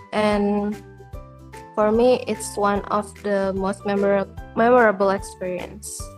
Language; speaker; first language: English; non-native, learner; Indonesian